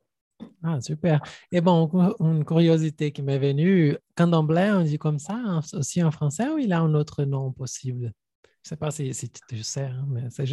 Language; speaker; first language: French; non-native, fluent; Portuguese